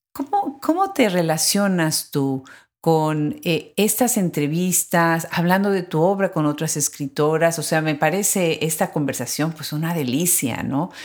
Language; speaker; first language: Spanish; native; Spanish